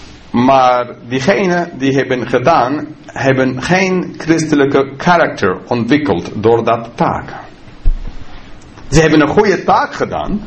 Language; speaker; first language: Dutch; non-native, fluent; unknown